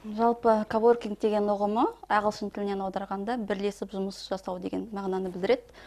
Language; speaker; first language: Kazakh; native; Kazakh